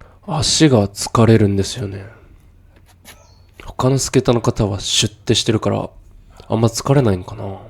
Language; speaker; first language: Japanese; native; Japanese